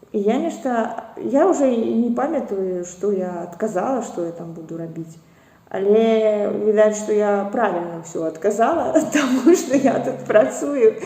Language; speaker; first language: Belarusian; non-native, local second language; Russian